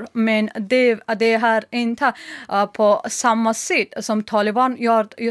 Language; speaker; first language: Swedish; non-native, learner; Persian